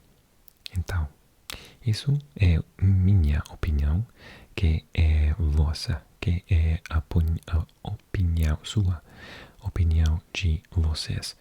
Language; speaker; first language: Portuguese; non-native, learner; English